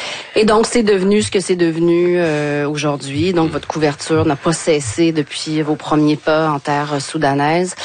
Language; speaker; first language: French; native; French